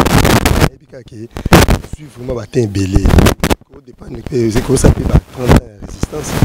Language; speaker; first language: French; non-native, local second language; Lingala